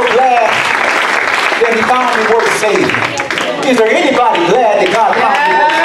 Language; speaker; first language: English; native; English